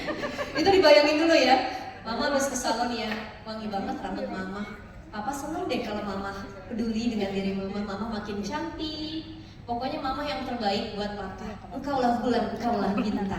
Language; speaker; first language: Indonesian; native; Indonesian